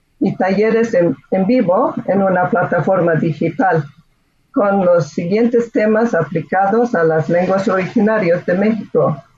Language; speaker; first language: Spanish; non-native, fluent; English